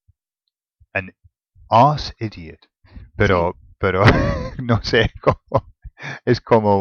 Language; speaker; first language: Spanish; non-native, fluent; English